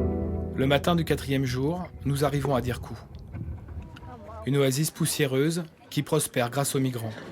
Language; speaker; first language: French; native; French